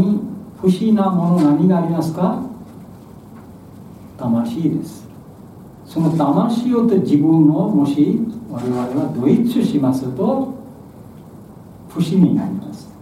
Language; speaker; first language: Japanese; non-native, learner; Bangla